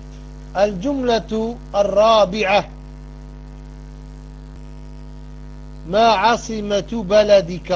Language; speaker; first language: Arabic; non-native, fluent; French